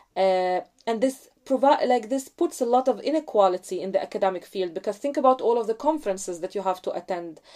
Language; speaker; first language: English; non-native, fluent; Arabic